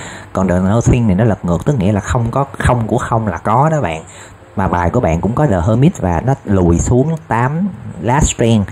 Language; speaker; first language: Vietnamese; native; Vietnamese